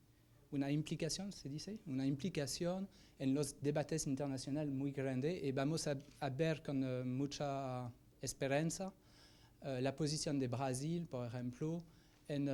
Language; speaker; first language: Spanish; non-native, fluent; French